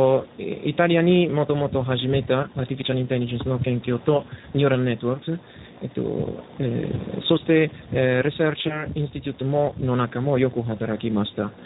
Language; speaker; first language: Japanese; non-native, learner; Italian